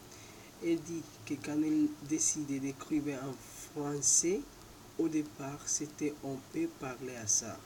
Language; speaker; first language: French; non-native, learner; Spanish